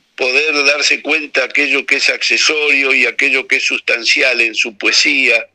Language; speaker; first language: Spanish; native; Spanish